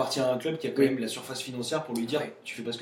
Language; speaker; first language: French; native; French